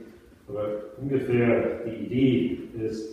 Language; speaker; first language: German; non-native, fluent; English